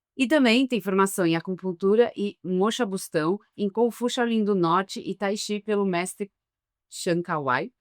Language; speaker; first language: Portuguese; native; Portuguese